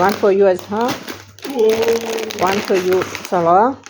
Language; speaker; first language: English; non-native, local second language; Morisyen